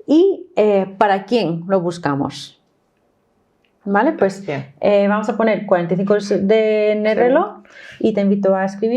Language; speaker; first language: Spanish; non-native, fluent; English